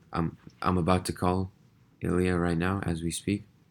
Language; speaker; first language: English; early bilingual, other home language; Russian